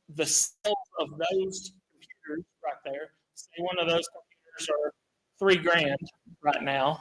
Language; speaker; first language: English; native; English